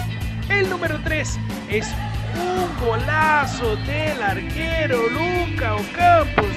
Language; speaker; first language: Spanish; native; Spanish